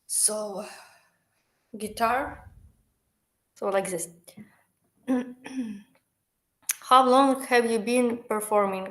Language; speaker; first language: English; non-native, learner; Ukrainian